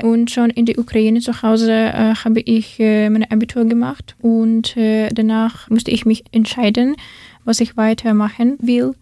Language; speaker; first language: German; non-native, fluent; Ukrainian